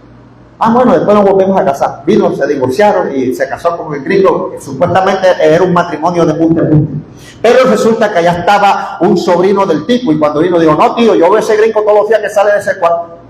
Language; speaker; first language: Spanish; native; Spanish